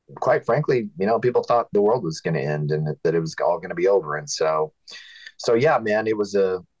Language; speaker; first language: English; native; English